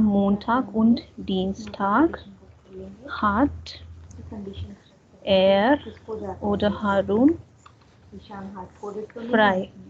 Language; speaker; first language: German; non-native, learner; Hindi